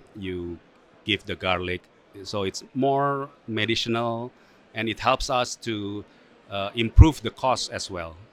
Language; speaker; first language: English; non-native, fluent; Indonesian